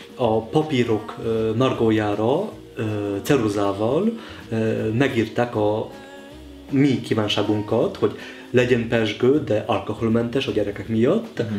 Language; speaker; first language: Hungarian; non-native, fluent; Polish